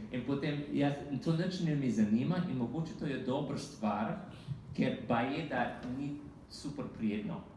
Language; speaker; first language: Slovenian; non-native, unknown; English